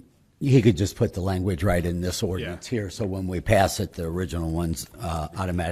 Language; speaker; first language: English; native; English